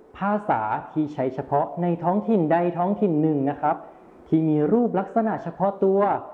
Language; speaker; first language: Thai; native; Thai